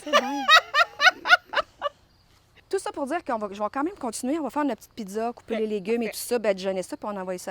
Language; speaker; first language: French; native; French